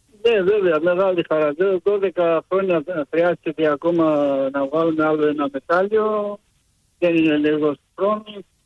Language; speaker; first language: Greek; early bilingual, heritage; Greek